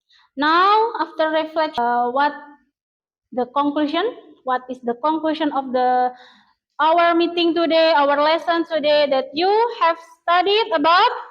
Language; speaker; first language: English; non-native, learner; Indonesian